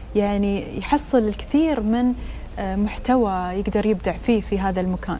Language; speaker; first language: Arabic; native; Arabic